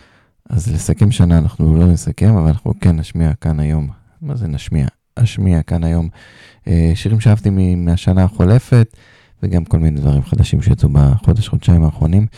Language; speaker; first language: Hebrew; native; Hebrew